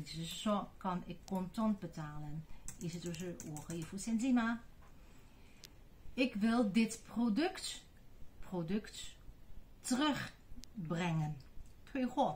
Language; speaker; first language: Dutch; non-native, fluent; Chinese